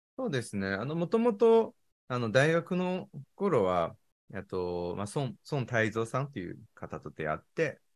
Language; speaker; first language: Japanese; non-native, fluent; Chinese